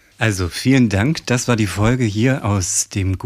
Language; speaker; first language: German; native; German